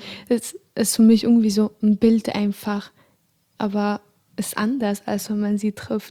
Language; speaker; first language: German; non-native, fluent; Arabic